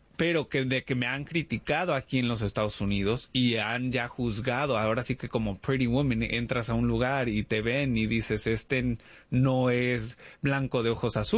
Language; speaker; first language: Spanish; early bilingual, heritage; Spanish